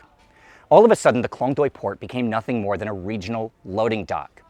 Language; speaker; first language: English; native; English